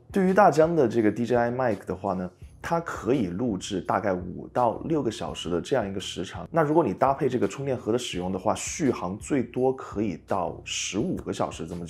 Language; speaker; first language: Chinese; native; Chinese